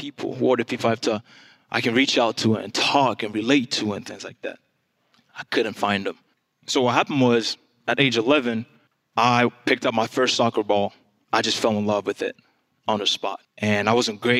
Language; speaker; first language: English; non-native, fluent; French